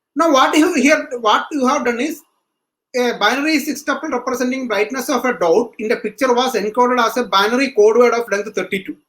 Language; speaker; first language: English; non-native, local second language; Malayalam